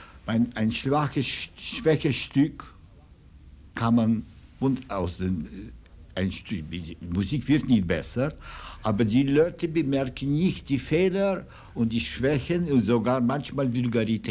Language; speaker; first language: German; non-native, fluent; Russian